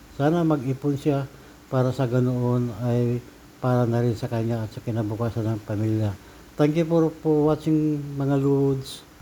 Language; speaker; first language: Filipino; native; Filipino